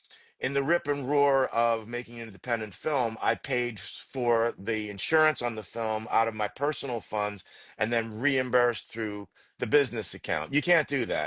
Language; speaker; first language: English; native; English